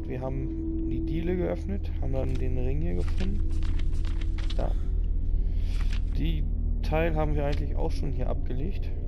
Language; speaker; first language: German; native; German